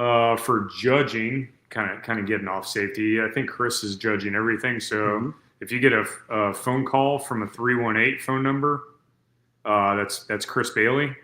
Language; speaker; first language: English; native; English